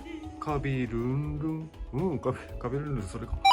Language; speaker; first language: Japanese; native; Japanese